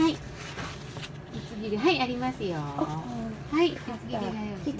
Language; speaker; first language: Japanese; native; Japanese